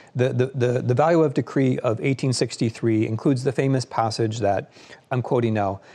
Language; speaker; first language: English; native; English